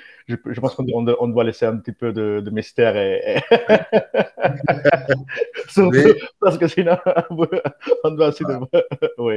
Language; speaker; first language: French; non-native, fluent; Spanish